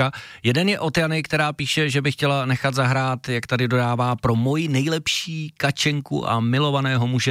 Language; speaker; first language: Czech; native; Czech